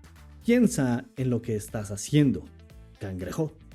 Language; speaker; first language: Spanish; non-native, fluent; English